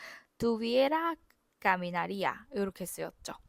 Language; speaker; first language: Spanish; non-native, fluent; Korean